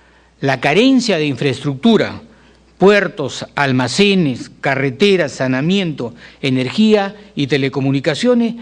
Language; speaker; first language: Spanish; native; Spanish